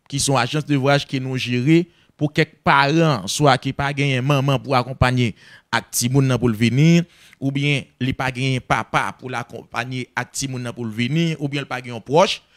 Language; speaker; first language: French; non-native, local second language; Haitian Creole